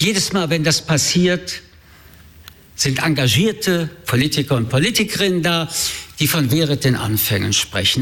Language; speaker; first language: German; early bilingual, other home language; French